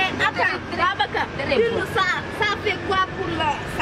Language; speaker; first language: French; non-native, learner; Wolof